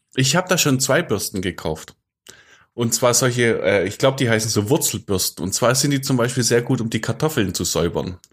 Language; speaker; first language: German; native; German